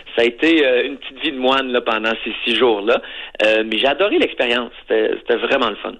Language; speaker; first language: French; native; French